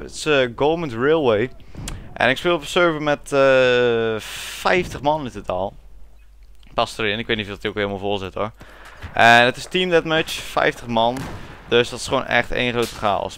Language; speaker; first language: Dutch; native; Dutch